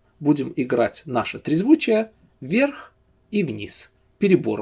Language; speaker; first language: Russian; native; Russian